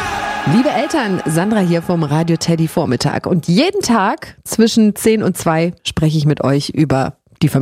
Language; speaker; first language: German; native; German